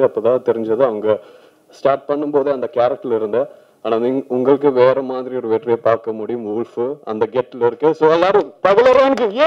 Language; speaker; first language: Tamil; non-native, learner; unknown